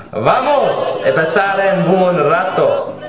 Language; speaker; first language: Spanish; non-native, learner; English